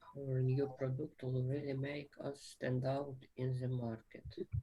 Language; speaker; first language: English; non-native, learner; Ukrainian